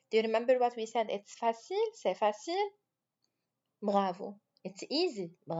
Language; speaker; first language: English; non-native, fluent; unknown